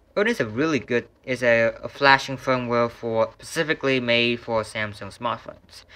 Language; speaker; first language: English; non-native, fluent; Vietnamese